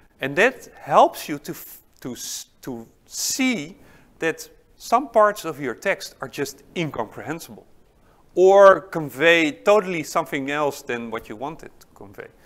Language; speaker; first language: English; non-native, fluent; Dutch